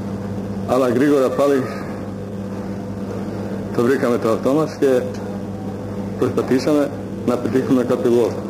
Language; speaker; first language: Greek; non-native, fluent; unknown